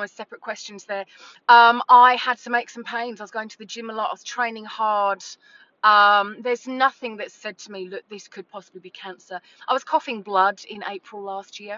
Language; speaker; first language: English; native; English